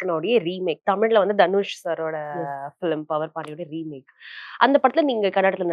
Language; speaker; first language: Tamil; native; Tamil